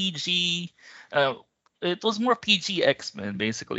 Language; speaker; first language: English; non-native, local second language; Filipino